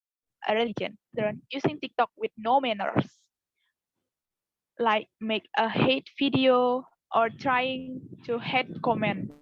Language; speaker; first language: English; non-native, learner; Indonesian